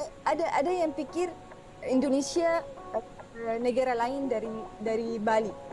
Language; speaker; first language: Indonesian; non-native, fluent; Arabic